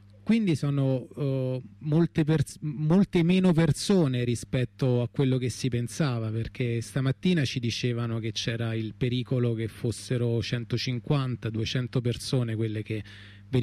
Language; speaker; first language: Italian; native; Italian